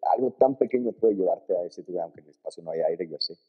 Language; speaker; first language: Spanish; native; Spanish